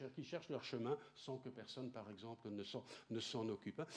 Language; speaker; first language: French; native; French